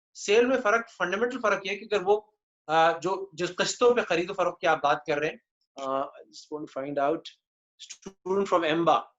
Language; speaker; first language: Urdu; native; Urdu